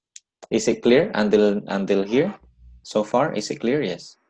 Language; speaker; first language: English; non-native, learner; Indonesian